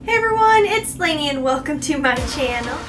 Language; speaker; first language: English; native; English